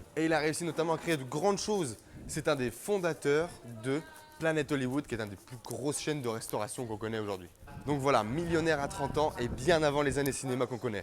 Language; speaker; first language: French; native; French